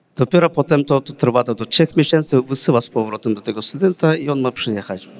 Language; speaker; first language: Polish; non-native, fluent; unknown